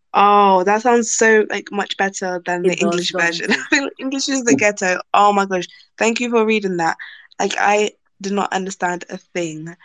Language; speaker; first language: English; native; English